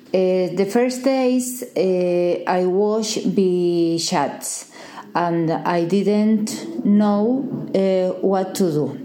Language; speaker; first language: English; non-native, learner; Spanish